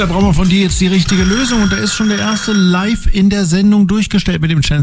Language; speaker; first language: German; native; German